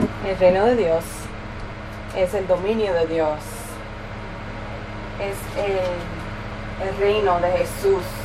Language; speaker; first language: Spanish; early bilingual, heritage; Spanish